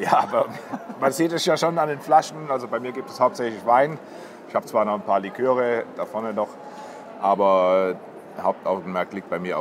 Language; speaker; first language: German; native; German